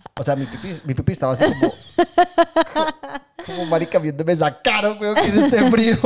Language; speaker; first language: Spanish; native; Spanish